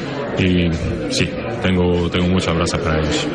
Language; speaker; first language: Spanish; non-native, learner; Norwegian